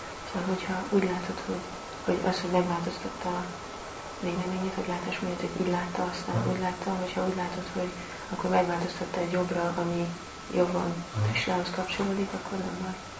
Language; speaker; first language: Hungarian; native; Hungarian